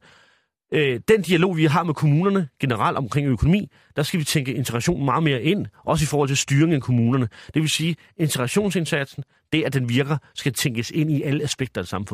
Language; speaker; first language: Danish; early bilingual, other home language; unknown